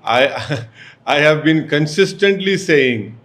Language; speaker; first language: English; non-native, local second language; Hindi